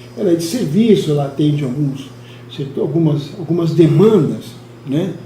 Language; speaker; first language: Portuguese; native; Portuguese